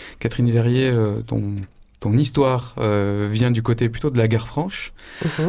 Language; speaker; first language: French; native; French